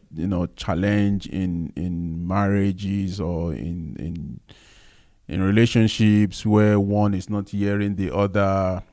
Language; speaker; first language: English; non-native, local second language; Yoruba